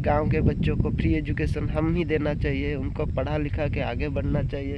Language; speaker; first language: Hindi; non-native, local second language; Odia